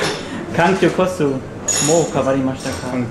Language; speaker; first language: Japanese; non-native, learner; German